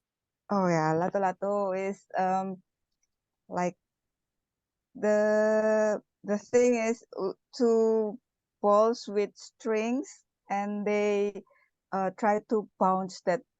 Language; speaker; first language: English; non-native, learner; Indonesian